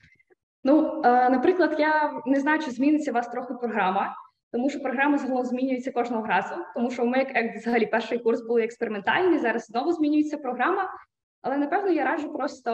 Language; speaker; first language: Ukrainian; native; Ukrainian